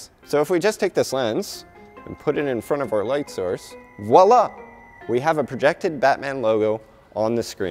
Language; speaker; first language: English; native; English